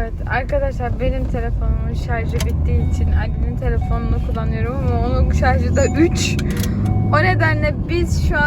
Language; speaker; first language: Turkish; early bilingual, heritage; Turkish